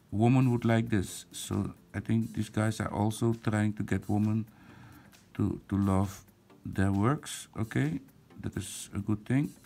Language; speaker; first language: English; non-native, fluent; Dutch